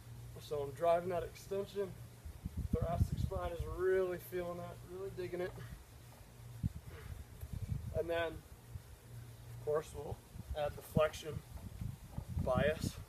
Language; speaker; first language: English; native; English